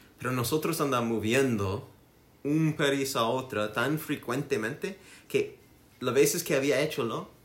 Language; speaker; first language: Spanish; non-native, learner; English